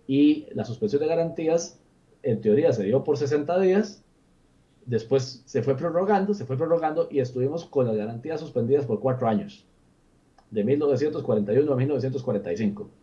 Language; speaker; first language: Spanish; native; Spanish